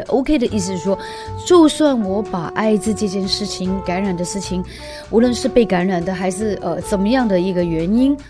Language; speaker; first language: Chinese; non-native, fluent; Cantonese